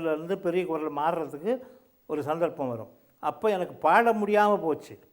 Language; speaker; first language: Tamil; early bilingual, heritage; Tamil